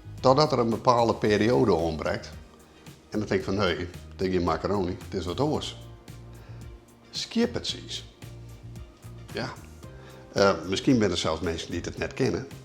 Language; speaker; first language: Dutch; non-native, local second language; Western Frisian